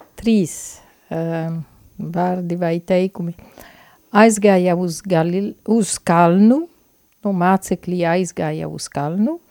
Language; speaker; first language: Latvian; non-native, fluent; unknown